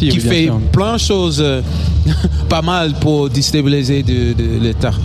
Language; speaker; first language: French; non-native, learner; English